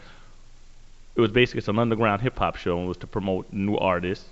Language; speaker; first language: English; native; English